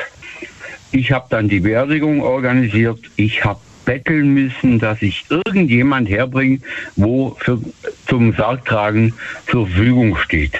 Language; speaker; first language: German; native; German